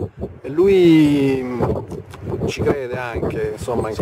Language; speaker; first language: Italian; native; Italian